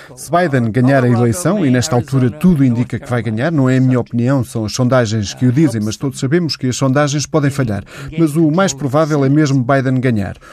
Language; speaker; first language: Portuguese; non-native, fluent; English